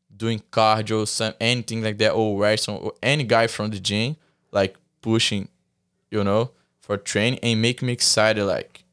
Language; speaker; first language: English; non-native, learner; Portuguese